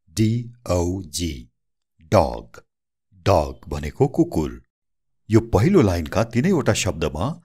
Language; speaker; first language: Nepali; native; Nepali